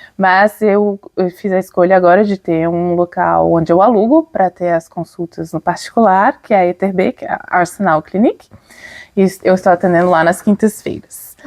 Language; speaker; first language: Portuguese; native; Portuguese